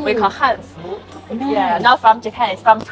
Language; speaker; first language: English; non-native, fluent; Chinese